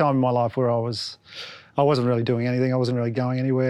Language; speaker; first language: English; native; English